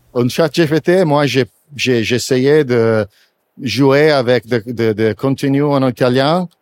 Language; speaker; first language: French; non-native, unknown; Italian